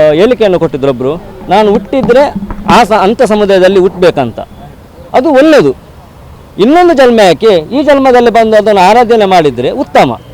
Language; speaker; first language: Kannada; non-native, local second language; Tulu